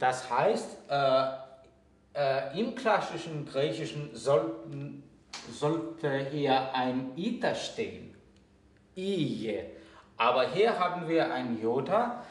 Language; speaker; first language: German; non-native, fluent; Greek